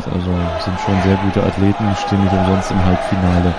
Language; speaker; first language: German; native; German